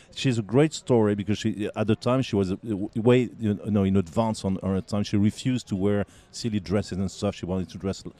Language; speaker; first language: English; non-native, fluent; French